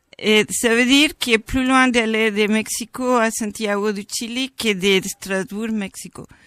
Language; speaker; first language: French; non-native, fluent; Spanish